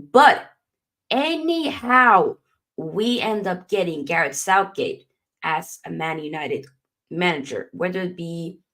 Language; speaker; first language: English; native; English